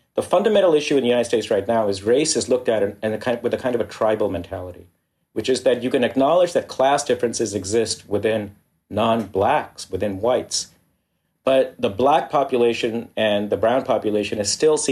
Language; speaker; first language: English; non-native, local second language; Hindi